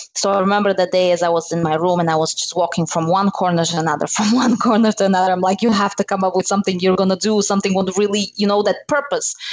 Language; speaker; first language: English; non-native, fluent; Slovak